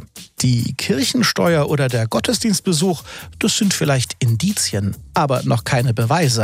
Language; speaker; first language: German; native; German